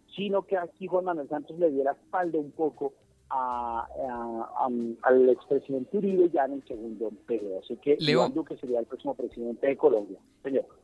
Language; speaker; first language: Spanish; native; Spanish